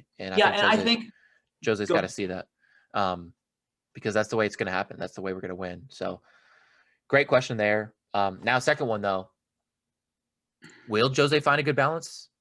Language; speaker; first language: English; native; English